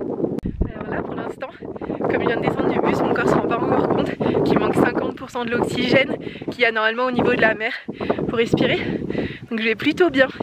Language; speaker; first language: French; native; French